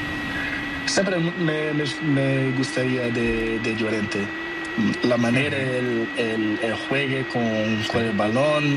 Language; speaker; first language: Spanish; non-native, learner; Portuguese